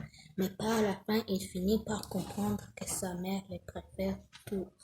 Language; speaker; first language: French; non-native, local second language; Kinyarwanda